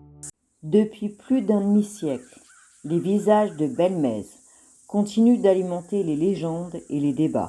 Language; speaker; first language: French; native; French